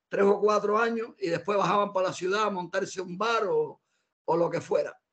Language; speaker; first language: Spanish; native; Spanish